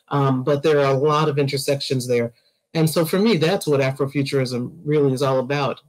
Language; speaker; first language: English; native; English